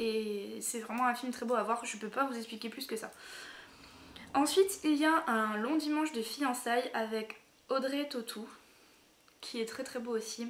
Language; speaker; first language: French; native; French